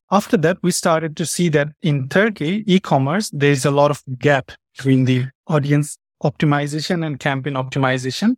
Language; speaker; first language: English; non-native, fluent; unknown